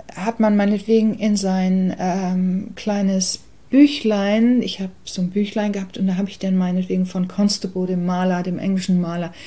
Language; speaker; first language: German; early bilingual, other home language; English